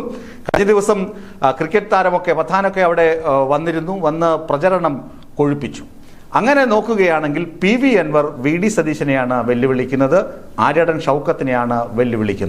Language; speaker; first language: Malayalam; native; Malayalam